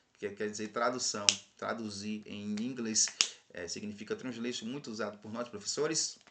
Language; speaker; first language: Portuguese; native; Portuguese